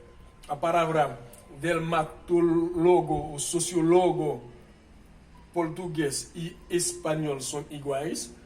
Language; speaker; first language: Portuguese; non-native, fluent; Haitian Creole